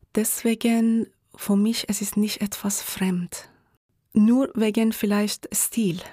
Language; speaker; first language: German; non-native, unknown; Persian